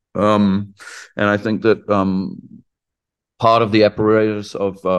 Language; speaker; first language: English; native; English